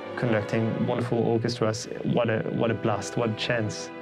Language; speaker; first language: English; non-native, fluent; French